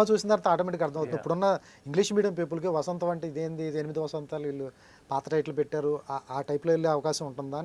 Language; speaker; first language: Telugu; native; Telugu